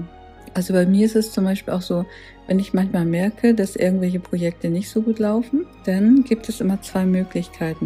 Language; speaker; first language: German; native; German